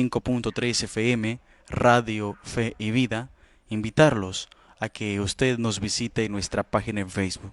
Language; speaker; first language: Spanish; native; Spanish